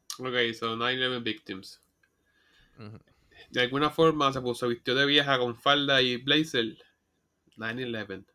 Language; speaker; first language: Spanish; native; Spanish